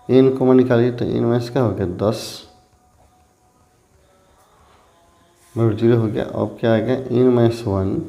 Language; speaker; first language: Hindi; native; Hindi